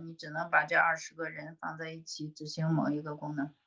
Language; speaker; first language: Chinese; native; Chinese